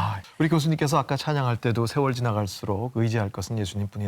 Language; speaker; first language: Korean; native; Korean